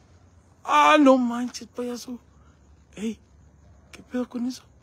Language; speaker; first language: Spanish; native; Spanish